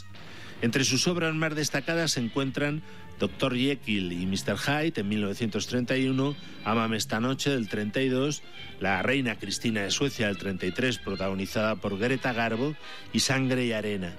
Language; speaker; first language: Spanish; native; Spanish